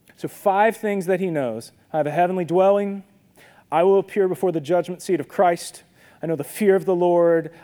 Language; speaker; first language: English; native; English